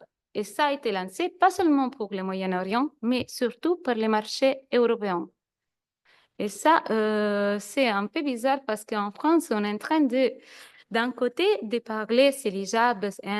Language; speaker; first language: French; non-native, fluent; Italian